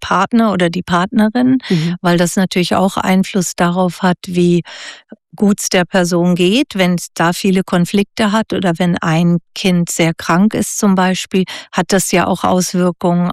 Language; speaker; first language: German; native; German